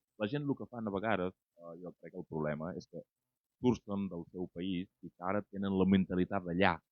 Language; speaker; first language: Catalan; non-native, fluent; Wolof